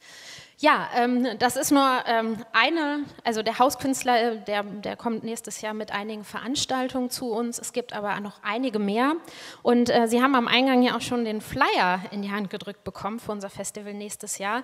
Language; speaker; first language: German; native; German